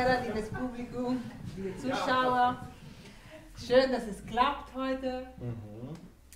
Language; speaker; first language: German; non-native, fluent; Italian